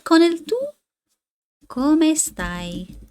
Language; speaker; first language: Italian; non-native, fluent; English